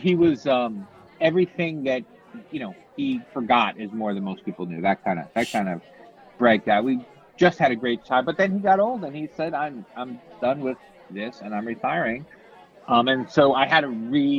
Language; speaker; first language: English; native; English